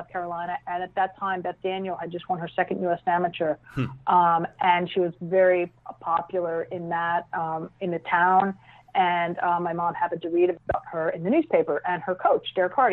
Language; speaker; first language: English; native; English